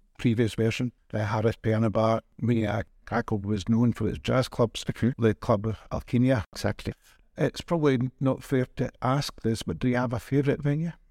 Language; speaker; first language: English; native; English